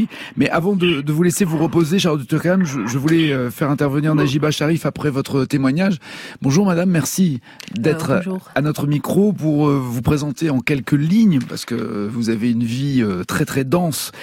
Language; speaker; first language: French; native; French